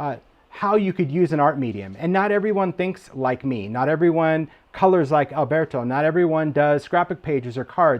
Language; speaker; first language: English; native; English